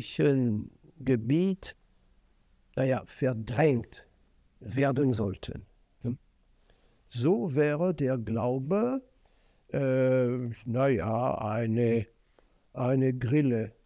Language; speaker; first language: German; non-native, fluent; French